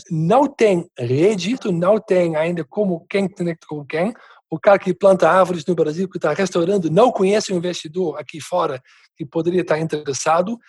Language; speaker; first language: Portuguese; non-native, fluent; Dutch